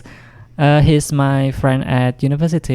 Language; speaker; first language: English; non-native, fluent; Indonesian